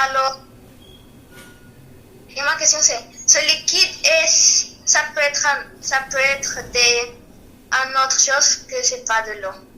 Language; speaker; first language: French; non-native, learner; Spanish